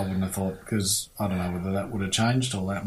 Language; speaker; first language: English; native; English